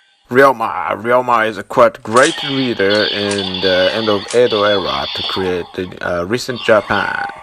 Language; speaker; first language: English; non-native, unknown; Japanese